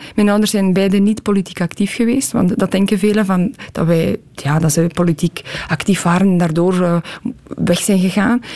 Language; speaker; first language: Dutch; early bilingual, other home language; Polish